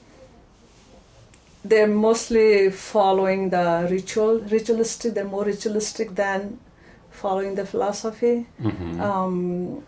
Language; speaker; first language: English; non-native, local second language; Nepali